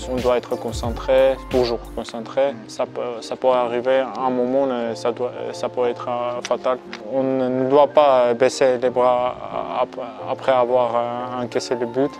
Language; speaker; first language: French; non-native, fluent; Armenian